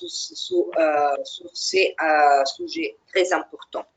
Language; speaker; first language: French; non-native, fluent; Italian